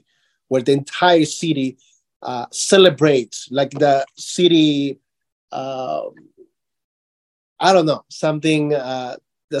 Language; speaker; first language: English; non-native, fluent; Spanish